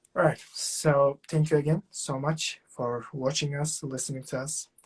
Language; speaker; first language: English; non-native, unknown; Turkish